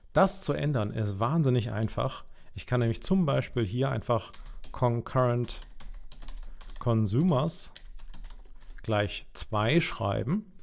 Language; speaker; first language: German; native; German